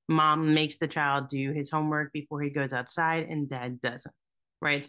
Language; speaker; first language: English; native; English